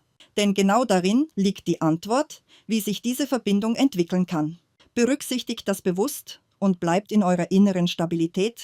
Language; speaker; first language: German; native; German